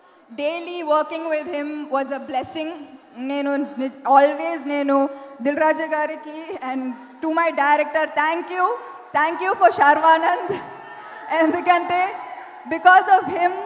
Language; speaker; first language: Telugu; non-native, fluent; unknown